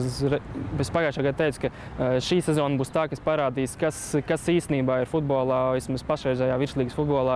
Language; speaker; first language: Latvian; native; Latvian